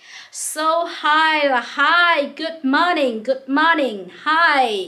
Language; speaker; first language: English; non-native, local second language; Vietnamese